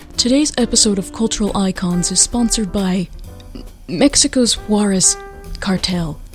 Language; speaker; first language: English; native; English